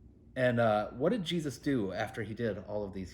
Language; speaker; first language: English; native; English